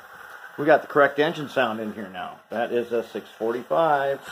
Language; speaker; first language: English; native; English